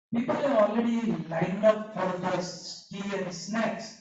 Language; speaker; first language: English; non-native, local second language; Gujarati